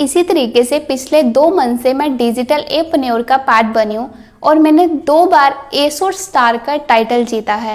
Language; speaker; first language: Hindi; native; Hindi